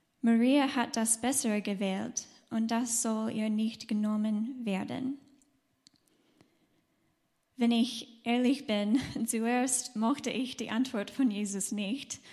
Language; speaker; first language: German; non-native, fluent; English